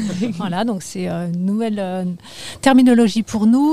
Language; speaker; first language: French; native; French